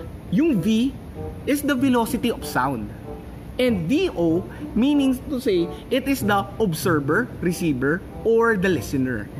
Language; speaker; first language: English; non-native, local second language; Filipino